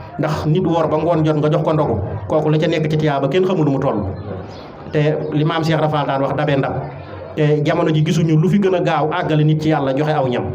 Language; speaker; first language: Wolof; native; Wolof